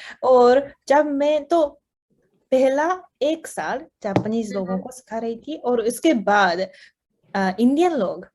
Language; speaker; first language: Hindi; non-native, fluent; Japanese